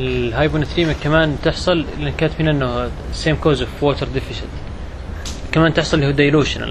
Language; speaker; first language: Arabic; native; Arabic